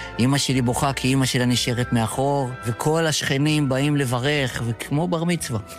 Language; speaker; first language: Hebrew; early bilingual, other home language; Yiddish